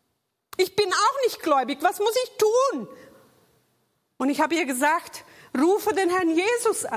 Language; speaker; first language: German; non-native, fluent; Portuguese